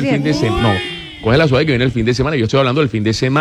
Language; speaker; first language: Spanish; native; Spanish